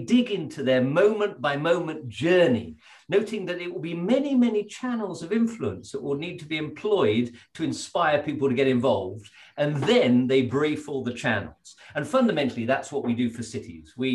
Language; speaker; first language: English; native; English